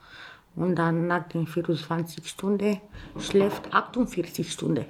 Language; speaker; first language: German; non-native, learner; Romanian